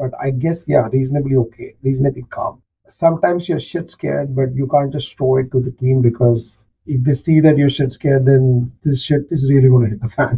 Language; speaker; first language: English; non-native, local second language; Marathi